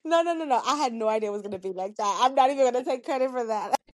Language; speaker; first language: English; early bilingual, other home language; Spanish